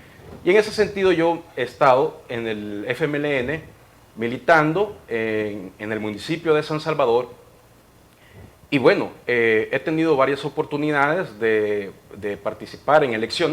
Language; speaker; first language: Spanish; native; Spanish